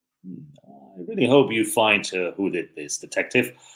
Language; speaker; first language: English; native; English